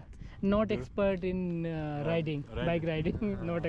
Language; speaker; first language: English; non-native, learner; Hindi